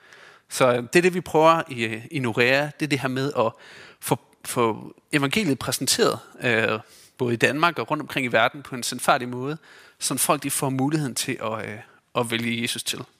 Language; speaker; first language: Danish; native; Danish